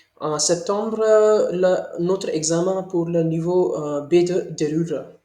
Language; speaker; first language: French; non-native, learner; Hindi